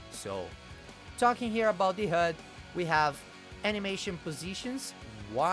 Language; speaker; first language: English; non-native, fluent; Portuguese